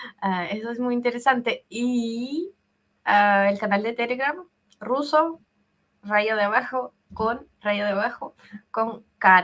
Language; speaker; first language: Spanish; non-native, fluent; Russian